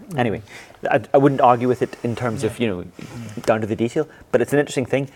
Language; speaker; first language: English; native; English